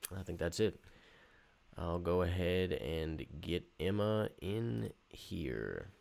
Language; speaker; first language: English; native; English